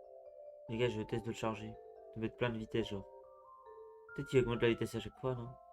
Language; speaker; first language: French; native; French